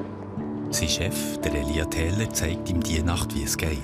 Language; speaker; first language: German; native; German